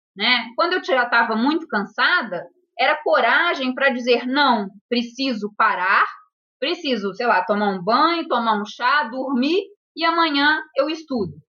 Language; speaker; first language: Portuguese; native; Portuguese